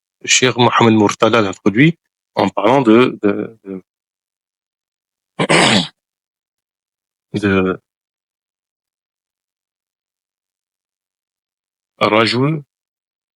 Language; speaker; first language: French; non-native, local second language; Wolof